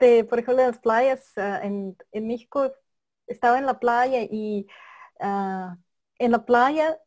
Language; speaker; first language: Spanish; non-native, fluent; Russian